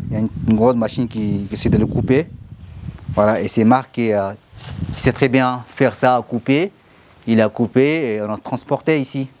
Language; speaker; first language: French; non-native, learner; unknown